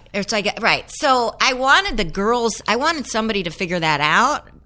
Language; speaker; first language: English; native; English